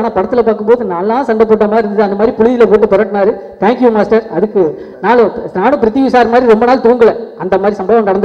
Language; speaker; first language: Tamil; native; Tamil